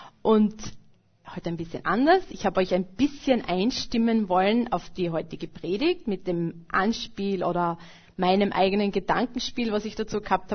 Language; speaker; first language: German; native; German